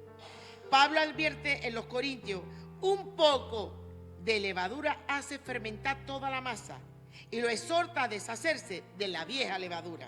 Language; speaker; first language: Spanish; native; Spanish